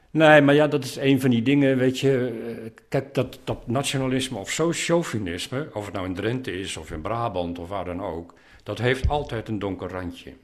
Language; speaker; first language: Dutch; native; Dutch